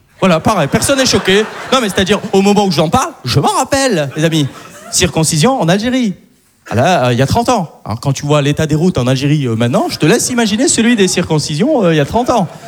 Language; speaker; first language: French; non-native, local second language; Arabic